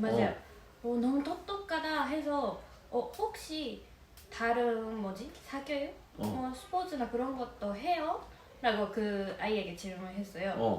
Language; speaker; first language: Korean; non-native, fluent; Japanese